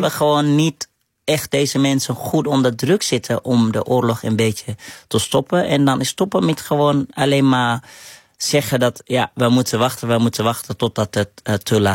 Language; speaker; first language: Dutch; non-native, fluent; Arabic